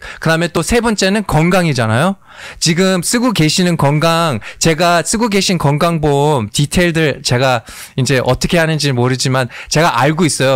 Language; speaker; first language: Korean; early bilingual, heritage; Korean